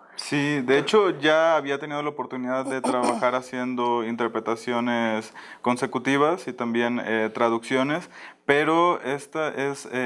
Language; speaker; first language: Spanish; native; Spanish